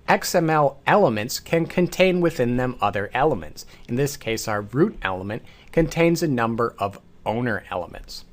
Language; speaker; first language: English; native; English